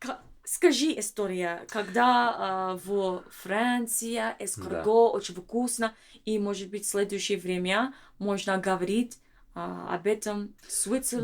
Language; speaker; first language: Russian; non-native, learner; English